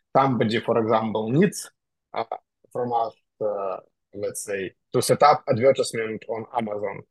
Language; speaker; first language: English; non-native, fluent; Russian